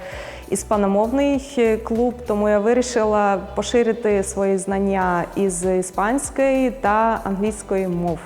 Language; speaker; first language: Ukrainian; non-native, local second language; Russian